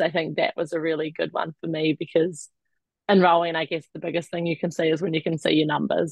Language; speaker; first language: English; native; English